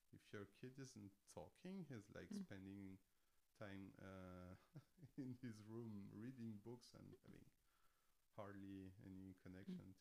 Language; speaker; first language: English; non-native, fluent; French